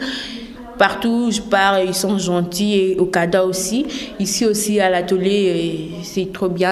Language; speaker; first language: French; non-native, local second language; Lingala